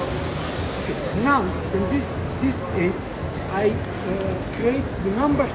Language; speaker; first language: English; non-native, learner; Italian